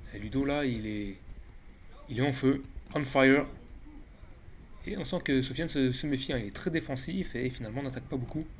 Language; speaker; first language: French; native; French